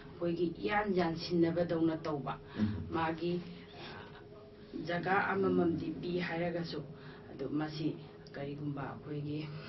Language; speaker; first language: Manipuri; native; Manipuri